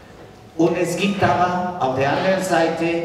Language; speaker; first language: German; non-native, fluent; Spanish